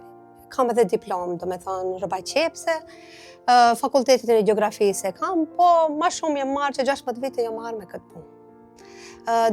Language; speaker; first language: Albanian; native; Albanian